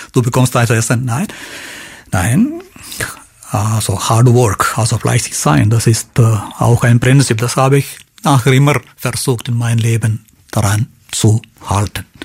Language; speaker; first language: German; non-native, fluent; Malayalam